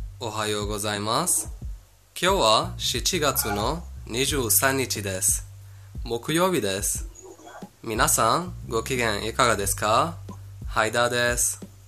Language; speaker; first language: Japanese; non-native, fluent; Persian